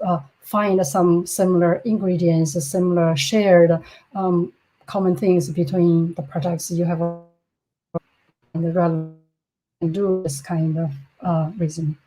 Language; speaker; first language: English; non-native, fluent; Chinese